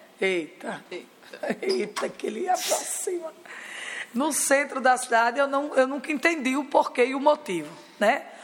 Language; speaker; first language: Portuguese; native; Portuguese